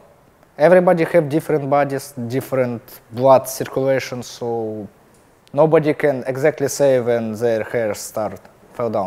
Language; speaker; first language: English; non-native, learner; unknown